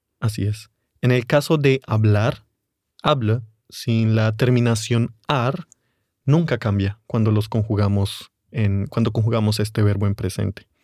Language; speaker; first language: Spanish; native; Spanish